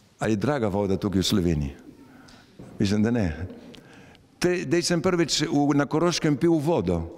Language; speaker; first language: Slovenian; early bilingual, heritage; Slovenian